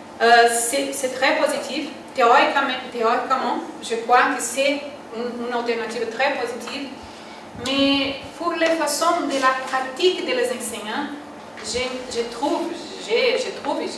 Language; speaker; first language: French; non-native, learner; Portuguese